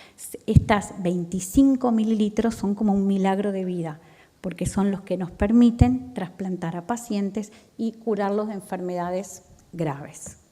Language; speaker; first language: Spanish; native; Spanish